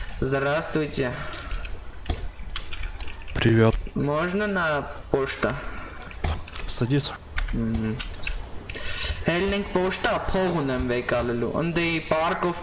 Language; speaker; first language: Russian; non-native, learner; Armenian